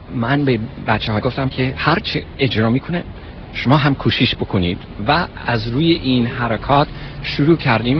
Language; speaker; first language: Persian; non-native, fluent; English